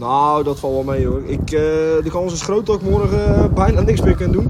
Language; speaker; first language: Dutch; native; Dutch